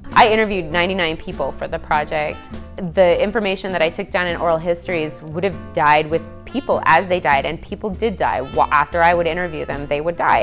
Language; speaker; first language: English; native; English